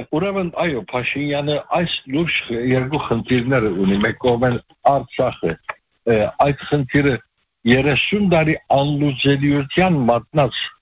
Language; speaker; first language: Armenian; native; Armenian